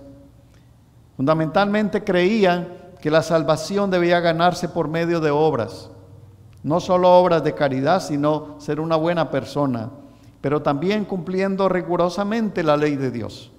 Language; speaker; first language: Spanish; native; Spanish